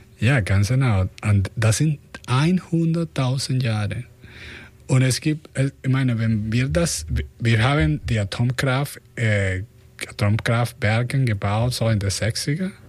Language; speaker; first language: German; non-native, fluent; Spanish